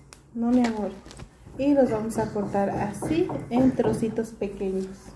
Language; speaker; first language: Spanish; native; Spanish